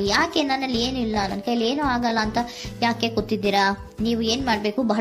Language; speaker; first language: Kannada; native; Kannada